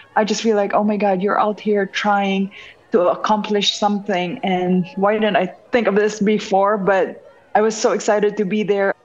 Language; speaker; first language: English; non-native, local second language; Hiligaynon